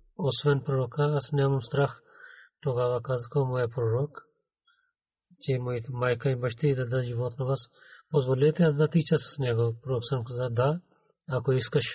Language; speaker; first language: Bulgarian; non-native, learner; Urdu